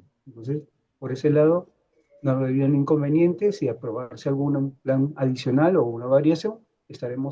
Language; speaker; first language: Spanish; native; Spanish